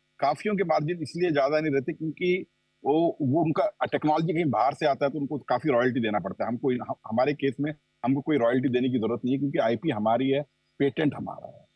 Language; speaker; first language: Hindi; non-native, local second language; Telugu